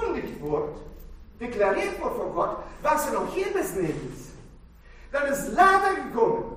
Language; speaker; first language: Dutch; non-native, fluent; German